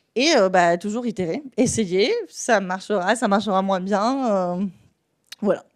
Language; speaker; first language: French; non-native, fluent; Spanish